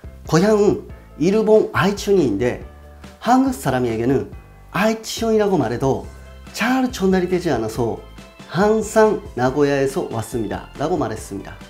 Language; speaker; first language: Korean; non-native, learner; Japanese